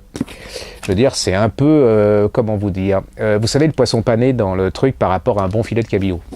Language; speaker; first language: French; native; French